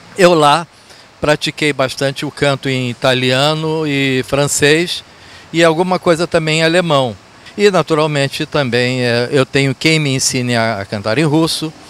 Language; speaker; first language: Portuguese; early bilingual, other home language; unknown